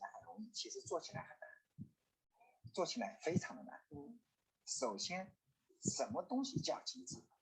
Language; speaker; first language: Chinese; native; Chinese